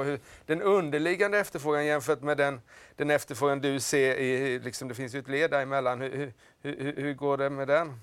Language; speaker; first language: Swedish; native; Swedish